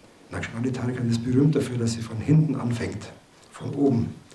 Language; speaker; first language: German; native; German